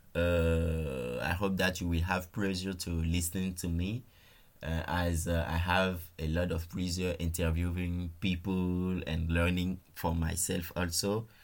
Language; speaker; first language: English; non-native, fluent; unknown